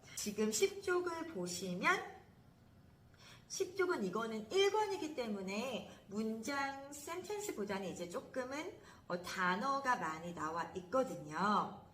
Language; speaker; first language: Korean; native; Korean